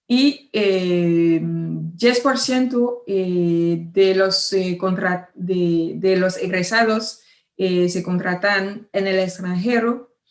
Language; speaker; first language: Spanish; non-native, fluent; French